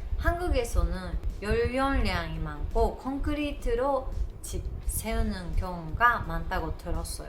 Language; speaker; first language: Korean; non-native, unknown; Japanese